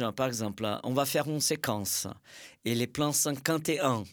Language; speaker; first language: French; non-native, fluent; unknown